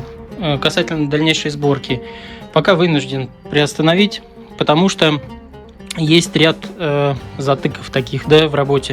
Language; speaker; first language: Russian; native; Russian